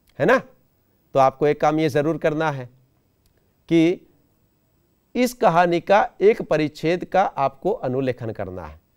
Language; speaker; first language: Hindi; non-native, local second language; Gujarati